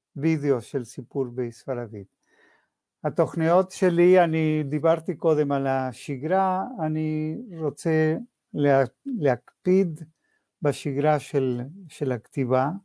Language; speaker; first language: Hebrew; non-native, fluent; Spanish